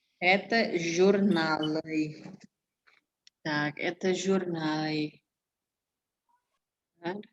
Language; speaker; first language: Russian; non-native, fluent; Indonesian